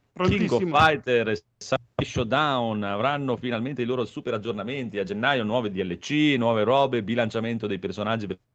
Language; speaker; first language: Italian; native; Italian